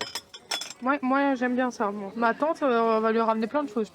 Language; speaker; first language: French; native; French